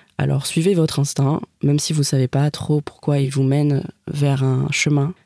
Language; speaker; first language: French; native; French